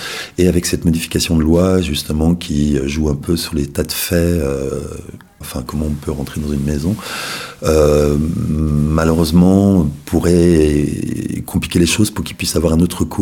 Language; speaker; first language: French; native; French